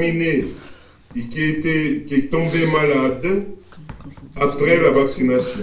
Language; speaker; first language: French; non-native, fluent; Russian